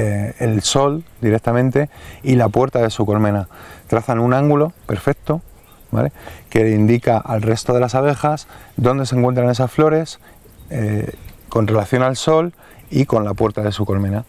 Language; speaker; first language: Spanish; native; Spanish